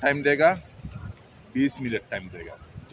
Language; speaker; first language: Hindi; non-native, learner; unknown